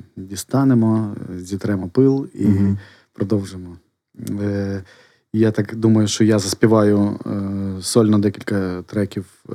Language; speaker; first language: Ukrainian; non-native, local second language; Russian